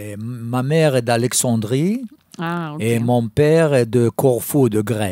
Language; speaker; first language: French; non-native, fluent; Hebrew